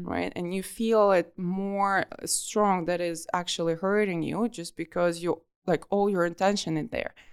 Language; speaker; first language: English; non-native, fluent; Russian